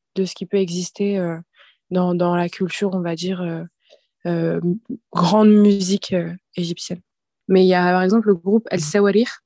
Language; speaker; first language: French; native; French